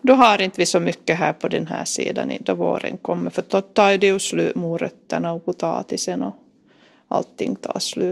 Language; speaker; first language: Swedish; native; Swedish